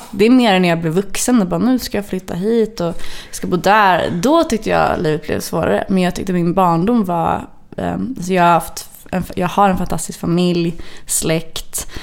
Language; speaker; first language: Swedish; native; Swedish